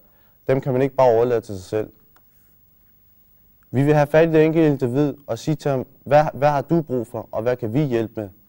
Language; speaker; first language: Danish; early bilingual, other home language; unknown